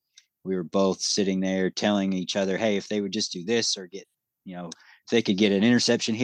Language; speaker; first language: English; native; English